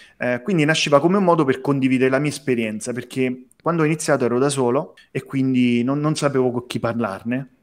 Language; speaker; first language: Italian; native; Italian